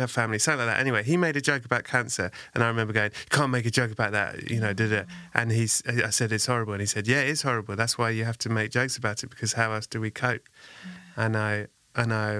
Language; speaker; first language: English; native; English